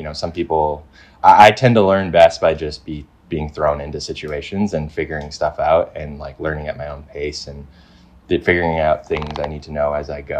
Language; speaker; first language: English; native; English